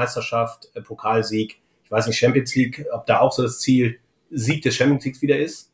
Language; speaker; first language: German; native; German